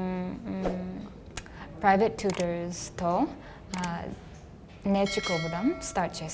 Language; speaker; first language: Telugu; non-native, learner; English